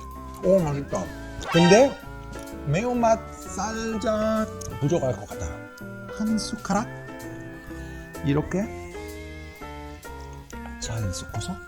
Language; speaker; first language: Korean; non-native, learner; Italian